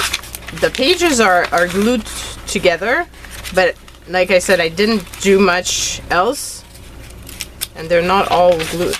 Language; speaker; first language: English; native; English